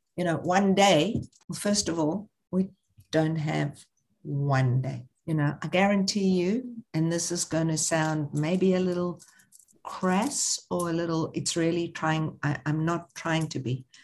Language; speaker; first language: English; native; English